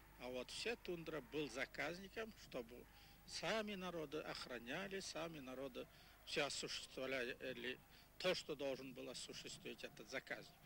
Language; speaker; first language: Russian; non-native, local second language; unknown